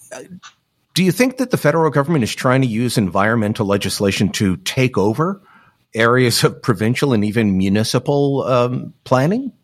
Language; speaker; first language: English; native; English